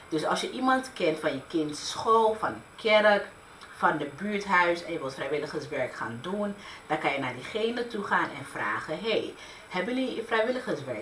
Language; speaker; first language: Dutch; early bilingual, other home language; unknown